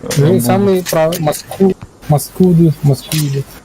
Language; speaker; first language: Russian; non-native, local second language; Yakut